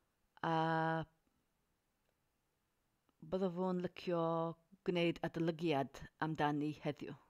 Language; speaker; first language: Welsh; non-native, learner; English